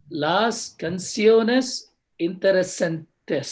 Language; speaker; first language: Spanish; non-native, learner; English